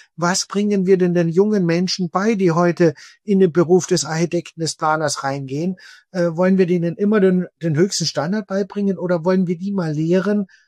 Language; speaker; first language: German; native; German